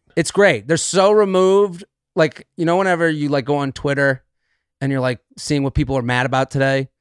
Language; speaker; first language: English; native; English